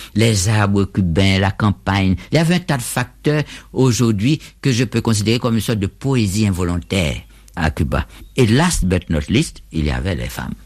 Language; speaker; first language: French; native; French